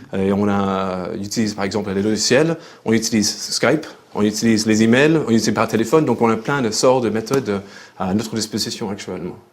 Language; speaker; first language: French; non-native, local second language; English